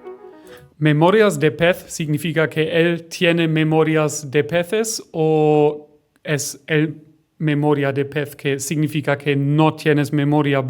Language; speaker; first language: Spanish; non-native, learner; German